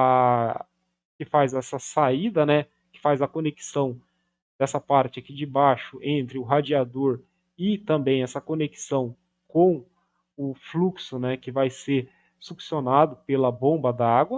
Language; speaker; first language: Portuguese; native; Portuguese